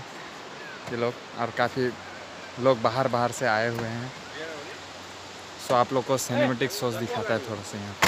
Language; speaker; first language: Hindi; non-native, local second language; Bangla